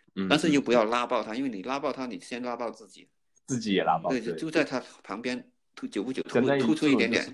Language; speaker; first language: Chinese; non-native, fluent; Cantonese